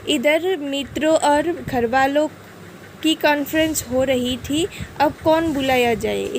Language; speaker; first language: Hindi; non-native, local second language; Assamese